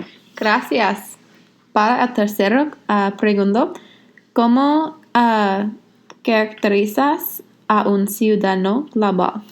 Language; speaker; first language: Spanish; non-native, learner; English